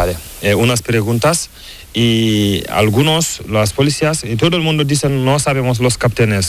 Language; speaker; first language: Spanish; non-native, learner; Fula